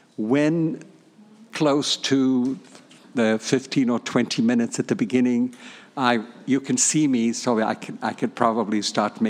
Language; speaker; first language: English; non-native, fluent; Portuguese